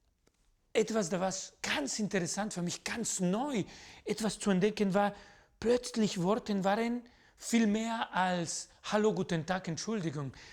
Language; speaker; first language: German; non-native, fluent; Spanish